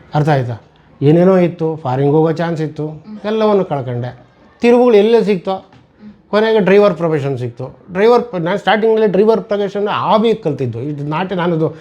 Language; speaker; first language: Kannada; native; Kannada